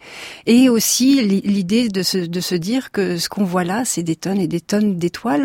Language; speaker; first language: French; native; French